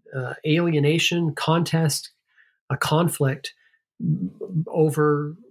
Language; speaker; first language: English; native; English